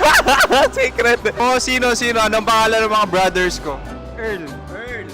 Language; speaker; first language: Filipino; native; Filipino